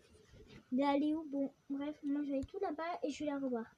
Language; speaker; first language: French; native; French